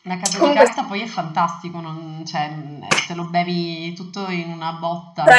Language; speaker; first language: Italian; native; Italian